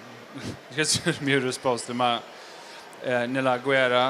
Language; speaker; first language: Italian; non-native, fluent; English